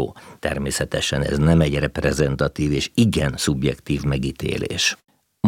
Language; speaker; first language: Hungarian; native; Hungarian